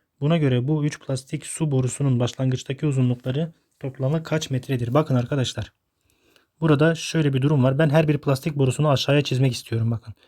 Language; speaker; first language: Turkish; native; Turkish